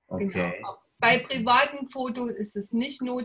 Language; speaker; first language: German; native; German